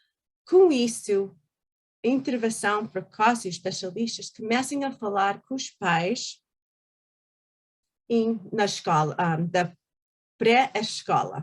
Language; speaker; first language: Portuguese; early bilingual, heritage; Portuguese